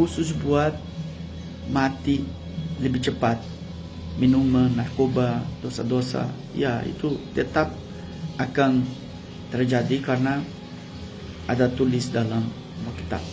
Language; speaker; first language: Indonesian; non-native, fluent; Portuguese